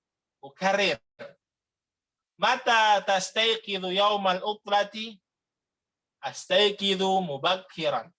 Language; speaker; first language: Arabic; non-native, fluent; Indonesian